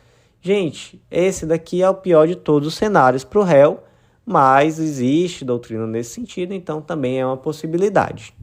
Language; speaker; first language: Portuguese; native; Portuguese